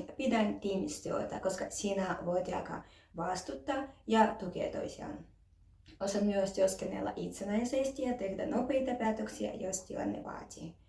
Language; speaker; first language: Finnish; non-native, learner; Ukrainian